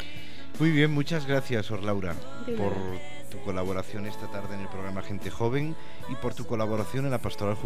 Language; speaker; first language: Spanish; native; Spanish